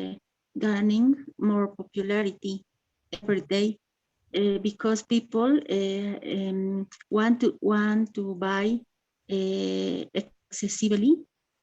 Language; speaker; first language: English; non-native, learner; Spanish